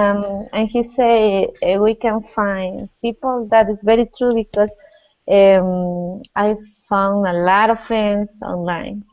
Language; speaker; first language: English; non-native, learner; Spanish